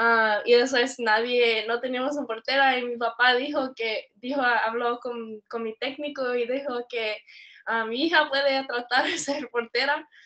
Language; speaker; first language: Spanish; early bilingual, heritage; Spanish